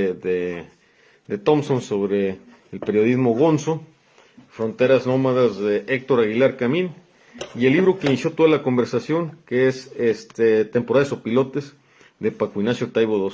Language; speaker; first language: Spanish; native; Spanish